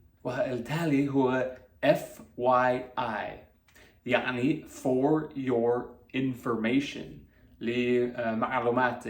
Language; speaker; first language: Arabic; non-native, fluent; English